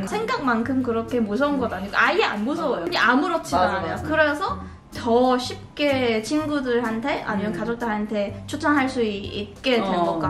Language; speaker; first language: Korean; non-native, fluent; Cantonese